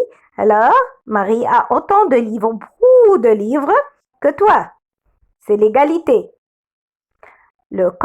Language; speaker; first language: French; non-native, fluent; Arabic